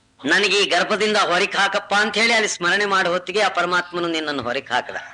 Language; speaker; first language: Kannada; non-native, local second language; Telugu